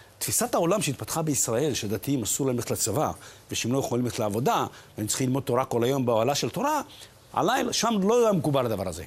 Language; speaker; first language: Hebrew; early bilingual, other home language; Arabic